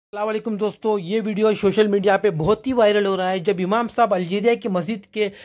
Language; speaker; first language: Urdu; native; Urdu